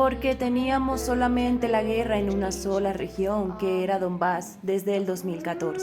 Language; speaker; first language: Spanish; non-native, fluent; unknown